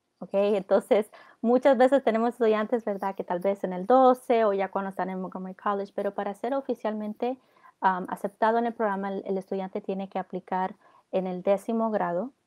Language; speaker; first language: Spanish; early bilingual, heritage; Spanish